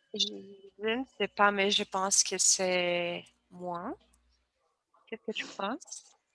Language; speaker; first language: French; non-native, learner; Portuguese